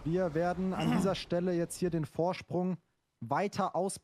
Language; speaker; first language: German; native; German